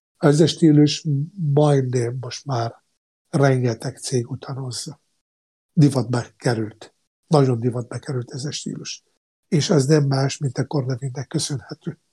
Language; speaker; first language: Hungarian; non-native, fluent; Arabic